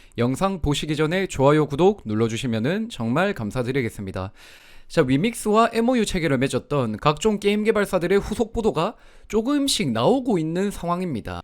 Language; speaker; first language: Korean; native; Korean